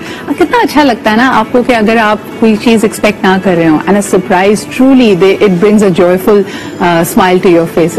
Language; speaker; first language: Urdu; native; Urdu